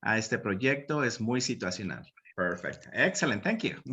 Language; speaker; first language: Spanish; native; Spanish